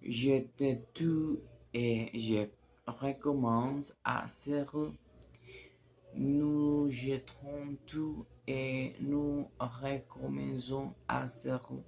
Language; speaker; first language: French; non-native, learner; Spanish